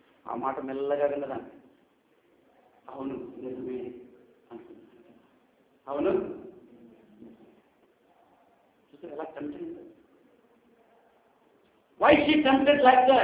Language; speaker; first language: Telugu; native; Telugu